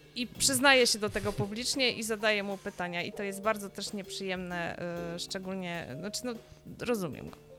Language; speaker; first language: Polish; native; Polish